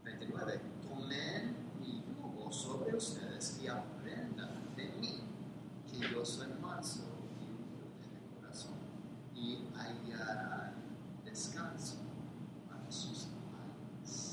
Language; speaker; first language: Spanish; non-native, fluent; English